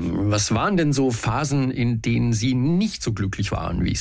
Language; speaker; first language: German; native; German